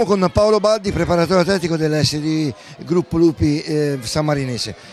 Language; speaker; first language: Italian; native; Italian